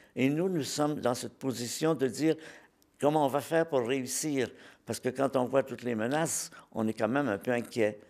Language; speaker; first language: French; native; French